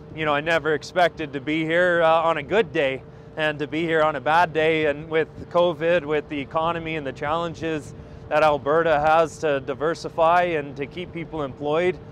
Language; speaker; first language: English; native; English